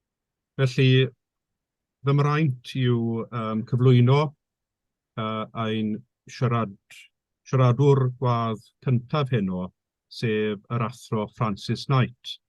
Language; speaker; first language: Welsh; native; Welsh